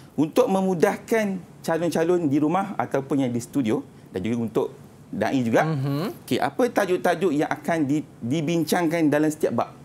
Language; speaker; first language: Malay; native; Malay